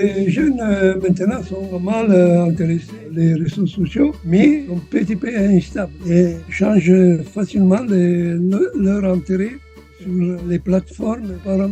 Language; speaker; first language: French; non-native, fluent; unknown